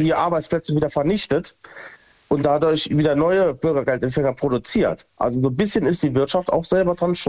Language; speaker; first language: German; native; German